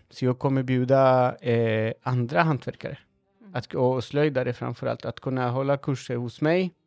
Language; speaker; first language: Swedish; non-native, fluent; Spanish